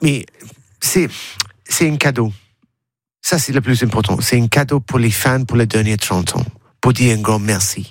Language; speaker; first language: French; non-native, learner; English